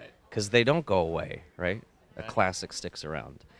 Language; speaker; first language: English; native; English